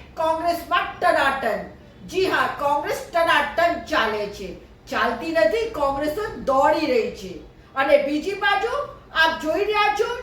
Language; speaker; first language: Gujarati; native; Gujarati